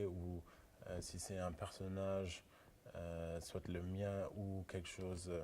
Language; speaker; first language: French; non-native, local second language; Luxembourgish